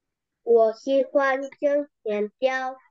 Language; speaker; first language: Chinese; non-native, learner; Indonesian